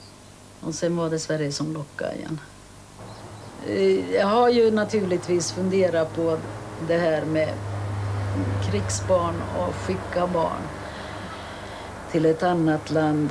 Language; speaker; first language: Swedish; early bilingual, other home language; Finnish